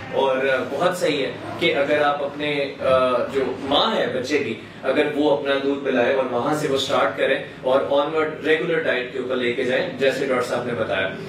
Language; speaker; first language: Urdu; non-native, local second language; Punjabi